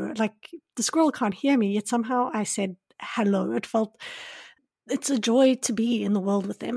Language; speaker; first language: English; native; English